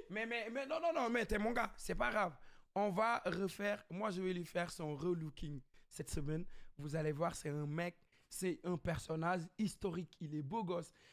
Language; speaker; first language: French; non-native, local second language; Wolof